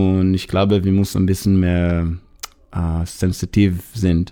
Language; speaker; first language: German; non-native, learner; English